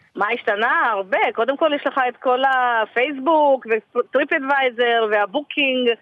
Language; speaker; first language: Hebrew; non-native, fluent; Russian